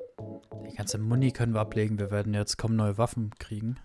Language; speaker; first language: German; native; German